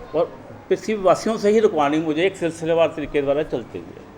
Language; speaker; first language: Hindi; non-native, local second language; Punjabi